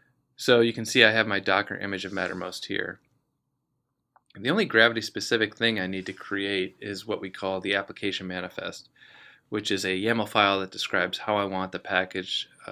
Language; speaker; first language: English; native; English